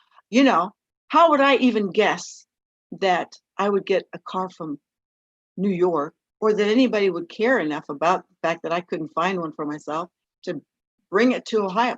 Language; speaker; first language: English; native; English